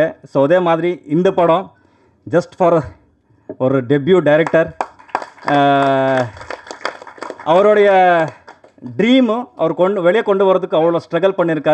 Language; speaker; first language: Tamil; non-native, learner; Kannada